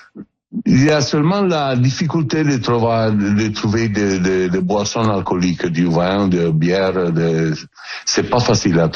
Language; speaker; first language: French; non-native, learner; Italian